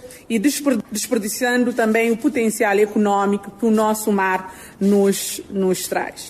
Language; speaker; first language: Portuguese; non-native, local second language; Kabuverdianu